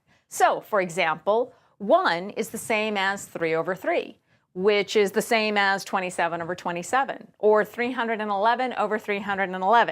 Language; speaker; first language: English; native; English